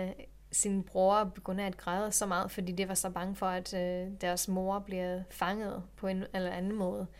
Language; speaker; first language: Danish; non-native, fluent; English